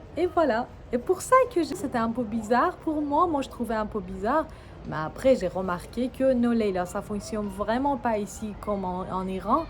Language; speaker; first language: French; non-native, fluent; Persian